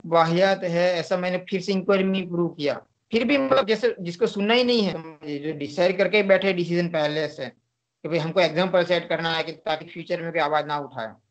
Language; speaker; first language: Hindi; non-native, local second language; Gujarati